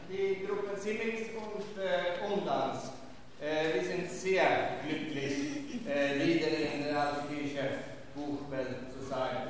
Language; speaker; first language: German; non-native, fluent; Swedish